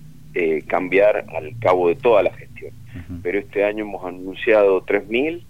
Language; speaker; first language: Spanish; native; Spanish